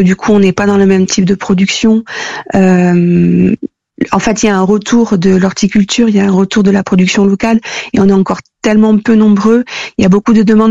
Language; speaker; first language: French; native; French